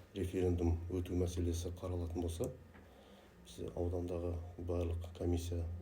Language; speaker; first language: Kazakh; native; Kazakh